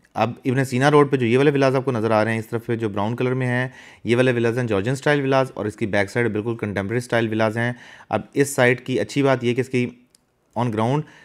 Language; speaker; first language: Urdu; native; Urdu